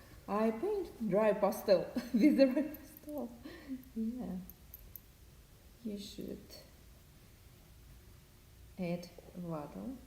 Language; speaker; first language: English; non-native, learner; Russian